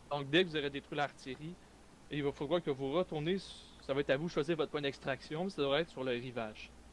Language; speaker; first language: French; native; French